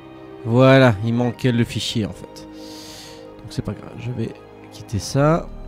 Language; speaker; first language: French; native; French